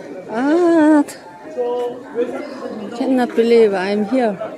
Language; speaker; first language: English; non-native, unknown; Korean